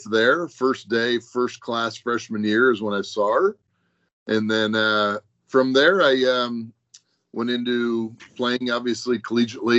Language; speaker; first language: English; native; English